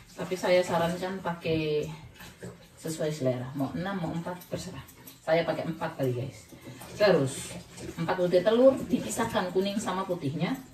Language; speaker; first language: Indonesian; non-native, local second language; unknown